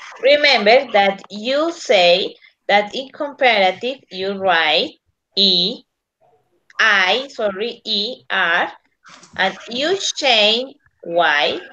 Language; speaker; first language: English; non-native, learner; Spanish